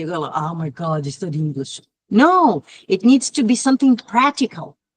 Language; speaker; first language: English; non-native, fluent; Portuguese